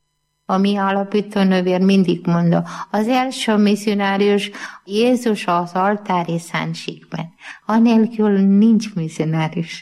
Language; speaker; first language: Hungarian; non-native, learner; Malayalam